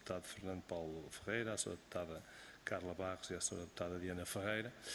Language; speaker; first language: Portuguese; native; Portuguese